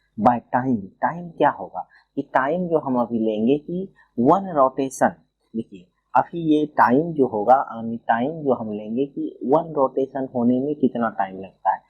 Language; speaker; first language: Hindi; native; Hindi